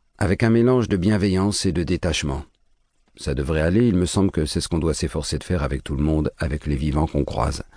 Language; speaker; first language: French; native; French